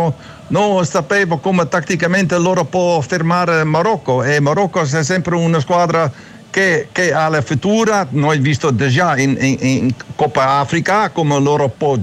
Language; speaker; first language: Italian; non-native, learner; Dutch